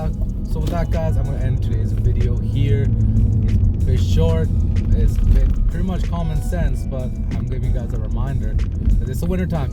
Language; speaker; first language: English; native; English